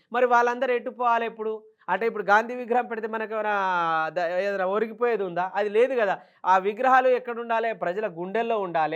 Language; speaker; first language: Telugu; non-native, local second language; Lambadi